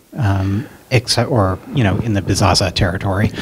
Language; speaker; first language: English; native; English